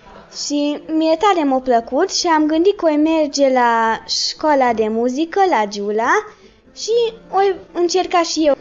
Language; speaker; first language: Romanian; early bilingual, heritage; Romanian